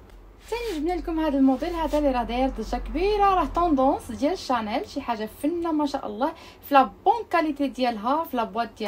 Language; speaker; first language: Arabic; native; Arabic